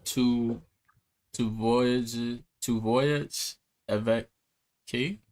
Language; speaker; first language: French; non-native, learner; English